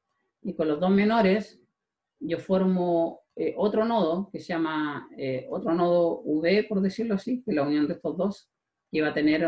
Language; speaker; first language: Spanish; native; Spanish